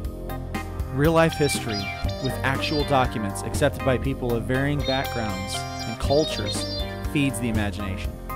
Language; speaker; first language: English; native; English